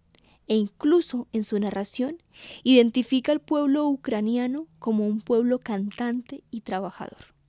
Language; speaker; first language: Spanish; native; Spanish